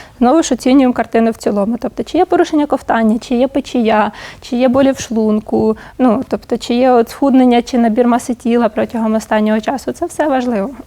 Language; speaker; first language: Ukrainian; native; Ukrainian